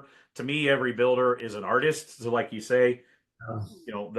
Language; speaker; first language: English; native; English